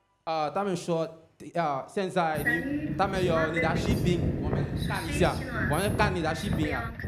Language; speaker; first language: Chinese; non-native, learner; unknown